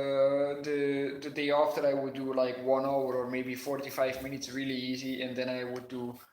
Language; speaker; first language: English; non-native, fluent; Dutch